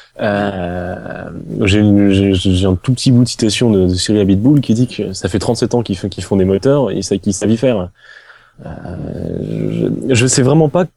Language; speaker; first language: French; native; French